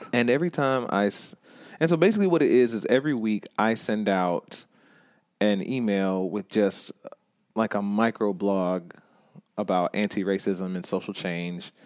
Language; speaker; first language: English; native; English